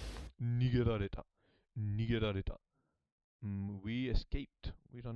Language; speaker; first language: Japanese; non-native, learner; English